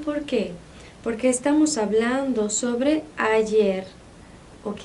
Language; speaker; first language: Spanish; non-native, fluent; Portuguese